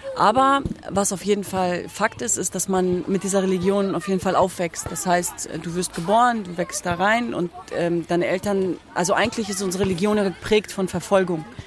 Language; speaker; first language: German; early bilingual, other home language; Kurdish